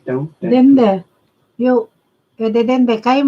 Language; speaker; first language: Danish; non-native, fluent; Filipino